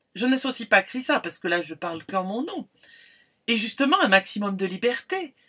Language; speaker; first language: French; native; French